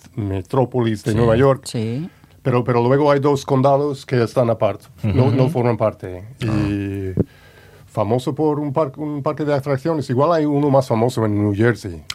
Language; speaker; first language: Spanish; non-native, fluent; English